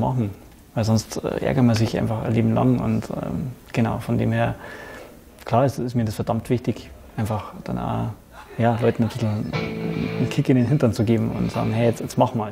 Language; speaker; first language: German; native; German